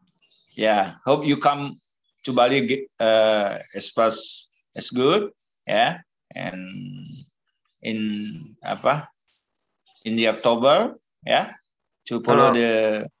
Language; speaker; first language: English; non-native, learner; Indonesian